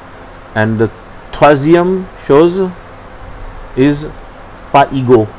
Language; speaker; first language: French; non-native, learner; Hindi